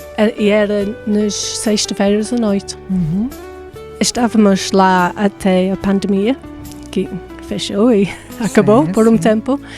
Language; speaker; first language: Portuguese; non-native, fluent; English